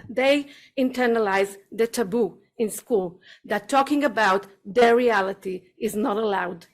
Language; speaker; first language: English; non-native, learner; Hebrew